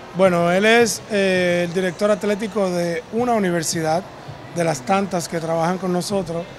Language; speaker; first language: Spanish; native; Spanish